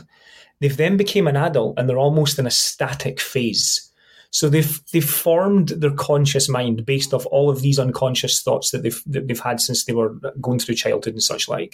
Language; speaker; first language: English; native; English